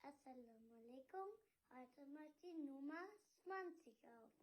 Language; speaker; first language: German; early bilingual, other home language; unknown